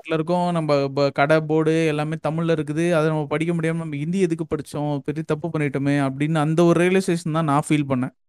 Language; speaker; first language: Tamil; native; Tamil